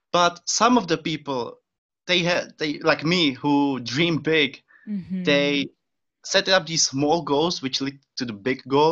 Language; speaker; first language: English; non-native, fluent; Czech